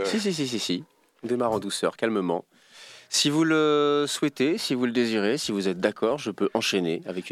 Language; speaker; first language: French; native; French